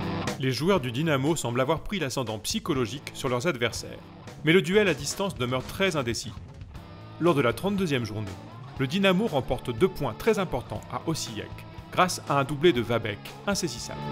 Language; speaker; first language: French; native; French